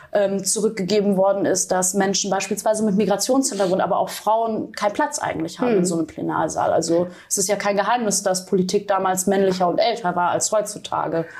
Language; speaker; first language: German; native; German